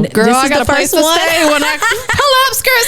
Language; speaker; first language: English; native; English